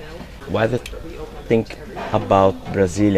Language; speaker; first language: English; non-native, learner; Portuguese